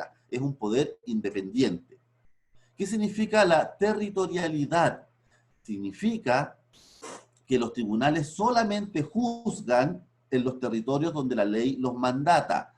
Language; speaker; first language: Spanish; native; Spanish